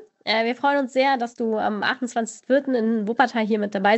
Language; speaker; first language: German; native; German